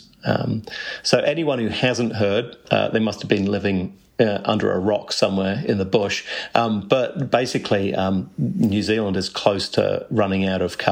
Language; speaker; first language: English; native; English